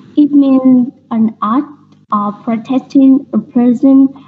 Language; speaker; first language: English; non-native, learner; Vietnamese